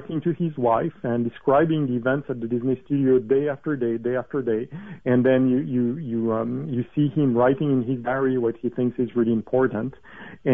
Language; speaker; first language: English; non-native, fluent; French